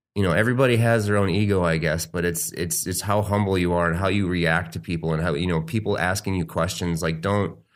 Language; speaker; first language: English; native; English